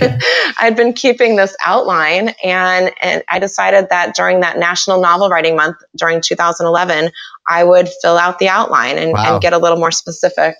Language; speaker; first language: English; native; English